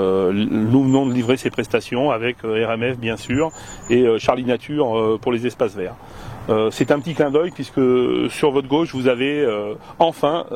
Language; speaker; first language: French; native; French